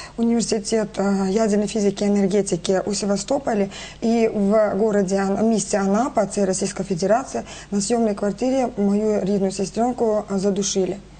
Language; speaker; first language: Ukrainian; non-native, local second language; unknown